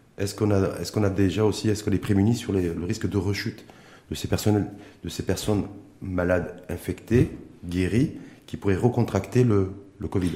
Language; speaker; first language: French; non-native, local second language; Arabic